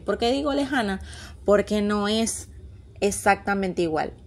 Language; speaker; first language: Spanish; native; Spanish